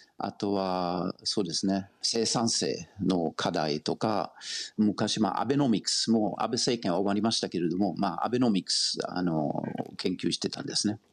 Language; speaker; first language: Japanese; non-native, fluent; German